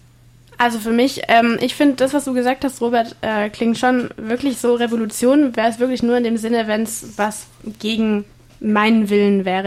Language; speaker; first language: German; native; German